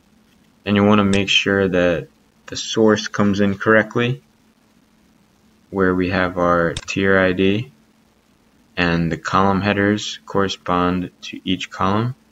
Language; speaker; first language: English; native; English